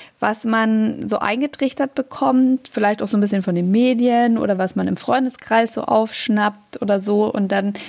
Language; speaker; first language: German; native; German